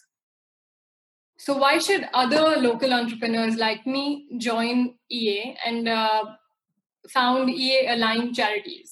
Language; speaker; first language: English; non-native, local second language; Hindi